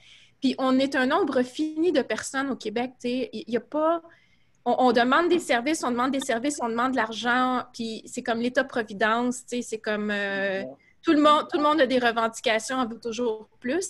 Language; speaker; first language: French; native; French